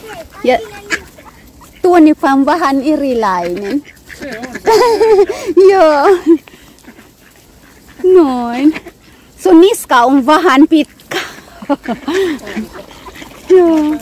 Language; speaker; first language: Finnish; non-native, learner; Filipino